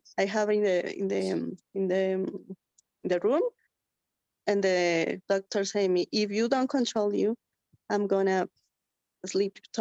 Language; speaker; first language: English; non-native, learner; Spanish